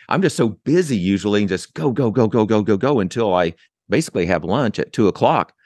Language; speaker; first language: English; native; English